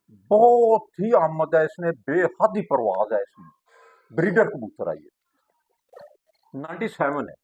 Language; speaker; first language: Hindi; non-native, local second language; Punjabi